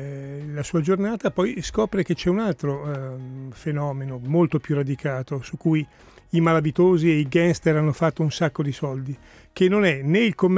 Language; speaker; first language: Italian; native; Italian